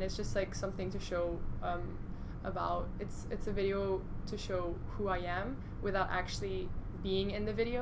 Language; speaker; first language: English; non-native, local second language; Cantonese